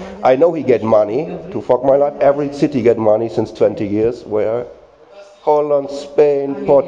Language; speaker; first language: English; non-native, learner; German